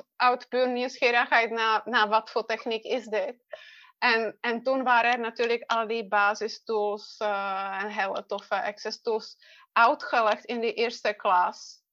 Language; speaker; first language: Dutch; non-native, fluent; Czech